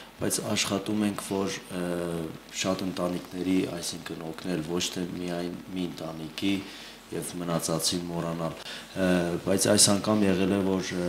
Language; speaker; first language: Armenian; early bilingual, heritage; Armenian